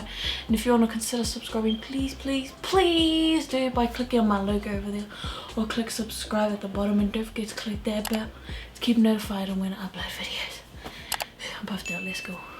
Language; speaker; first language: English; native; English